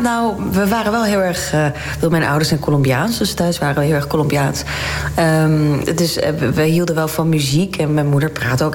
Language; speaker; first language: Dutch; native; Dutch